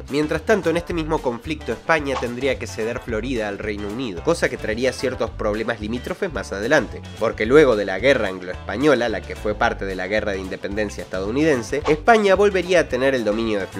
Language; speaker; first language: Spanish; native; Spanish